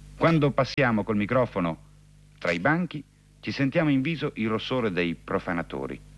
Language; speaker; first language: Italian; native; Italian